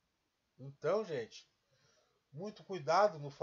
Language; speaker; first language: Portuguese; native; Portuguese